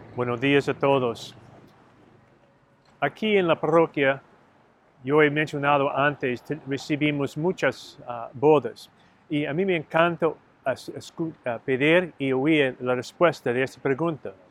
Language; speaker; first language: Spanish; non-native, learner; English